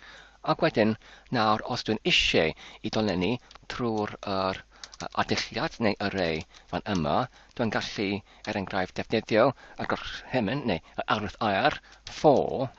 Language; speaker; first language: Welsh; non-native, learner; English